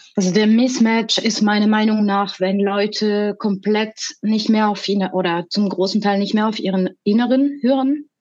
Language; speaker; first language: German; non-native, fluent; French